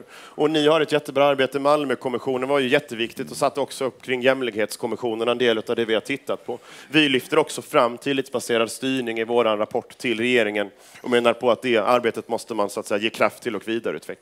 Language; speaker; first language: Swedish; native; Swedish